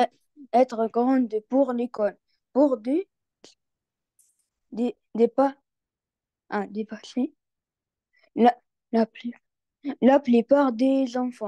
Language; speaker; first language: French; non-native, learner; Arabic